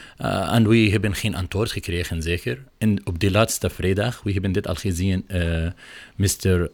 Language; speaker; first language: Dutch; non-native, learner; Arabic